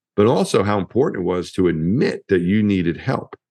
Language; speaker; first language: English; native; English